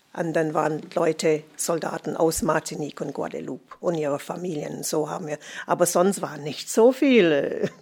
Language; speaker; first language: German; non-native, fluent; English